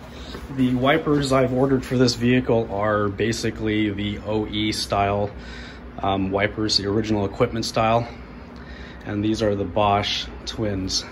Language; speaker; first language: English; native; English